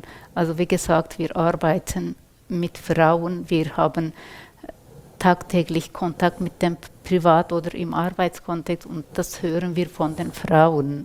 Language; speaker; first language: German; non-native, fluent; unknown